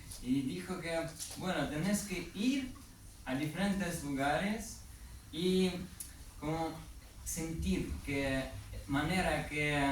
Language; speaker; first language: Spanish; non-native, learner; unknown